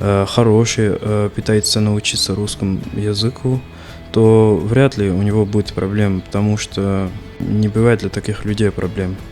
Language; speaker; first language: Russian; non-native, fluent; Arabic